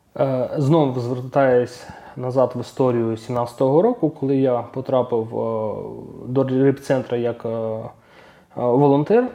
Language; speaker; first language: Ukrainian; non-native, local second language; Russian